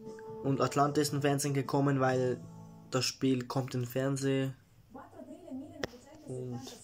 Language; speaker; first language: German; early bilingual, other home language; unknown